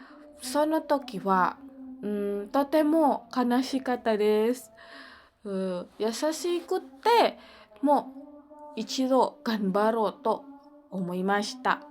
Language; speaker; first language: Japanese; non-native, learner; Indonesian